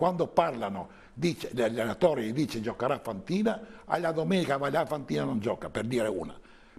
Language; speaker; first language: Italian; native; Italian